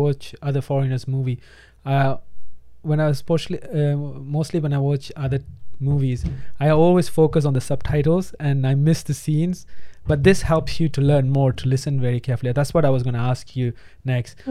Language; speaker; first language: English; non-native, local second language; Tamil